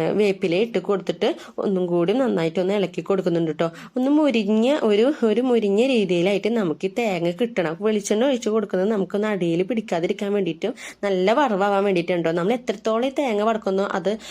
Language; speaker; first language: Malayalam; native; Malayalam